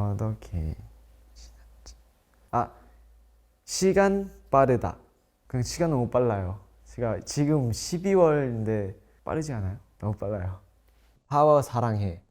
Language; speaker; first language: Korean; non-native, local second language; Thai